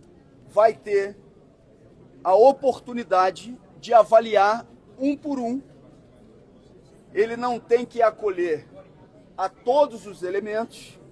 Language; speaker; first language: Portuguese; native; Portuguese